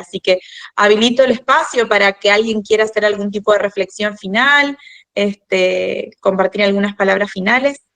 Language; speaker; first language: Spanish; native; Spanish